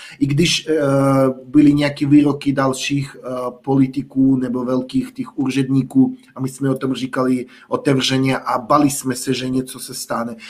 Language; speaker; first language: Czech; non-native, fluent; Russian